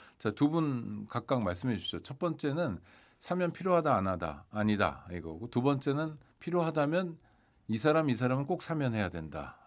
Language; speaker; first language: Korean; native; Korean